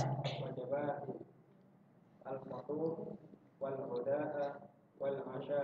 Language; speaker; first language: Arabic; non-native, learner; Indonesian